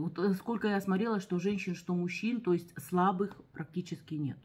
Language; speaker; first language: Russian; native; Russian